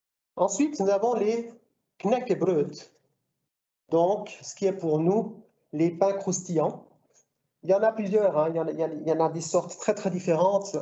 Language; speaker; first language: French; native; French